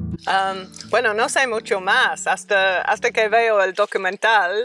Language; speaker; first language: Spanish; non-native, fluent; English